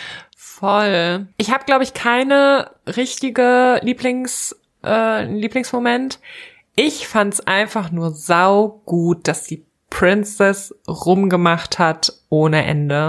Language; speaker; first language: German; native; German